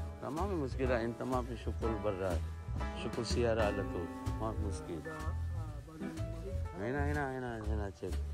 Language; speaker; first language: Arabic; non-native, learner; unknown